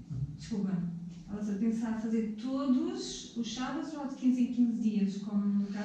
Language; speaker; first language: Portuguese; native; Portuguese